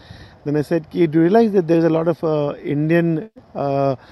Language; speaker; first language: English; non-native, local second language; Hindi